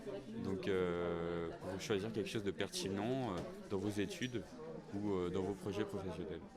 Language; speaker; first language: French; native; French